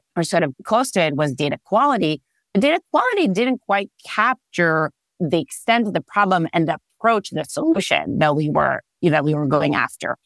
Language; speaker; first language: English; non-native, fluent; Hebrew